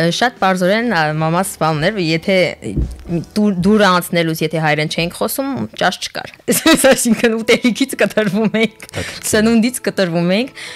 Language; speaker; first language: Armenian; early bilingual, heritage; French